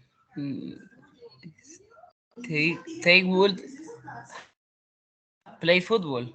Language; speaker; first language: English; non-native, learner; Spanish